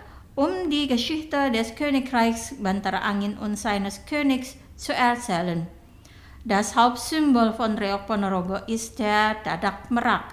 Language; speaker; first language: German; non-native, fluent; Indonesian